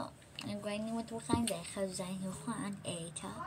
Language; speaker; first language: Dutch; early bilingual, other home language; Turkish